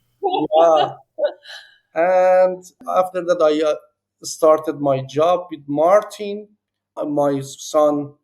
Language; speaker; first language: English; non-native, learner; Persian